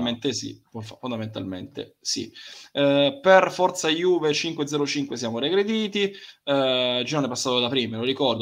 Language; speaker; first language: Italian; native; Italian